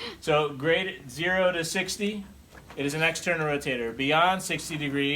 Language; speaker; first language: English; native; English